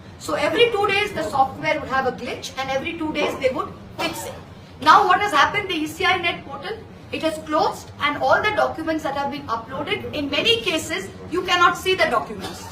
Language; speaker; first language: English; non-native, local second language; Bangla